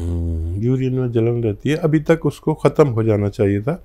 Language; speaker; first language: Hindi; native; Hindi